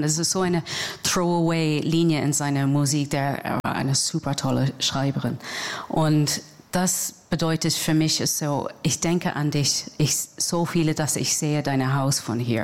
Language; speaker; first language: German; non-native, fluent; English